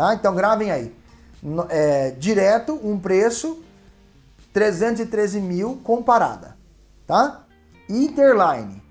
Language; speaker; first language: Portuguese; native; Portuguese